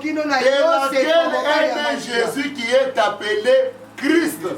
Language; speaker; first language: French; non-native, local second language; Lingala